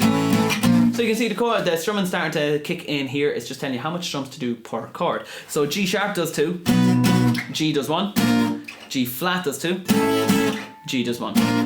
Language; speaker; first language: English; native; English